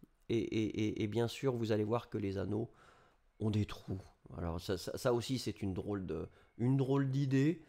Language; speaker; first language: French; native; French